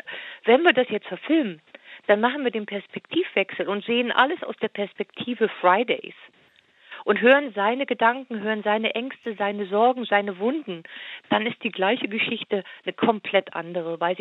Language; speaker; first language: German; native; German